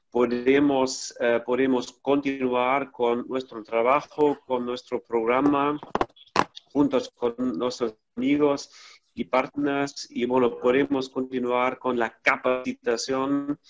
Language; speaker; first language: Spanish; non-native, fluent; German